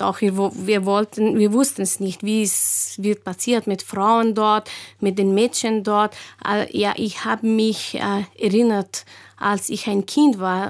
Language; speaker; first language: German; non-native, learner; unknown